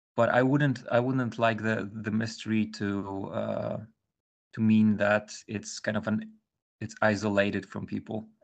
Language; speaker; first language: English; non-native, fluent; Polish